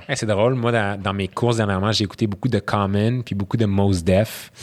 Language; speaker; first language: French; early bilingual, other home language; Arabic